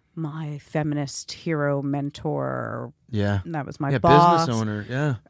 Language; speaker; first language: English; native; English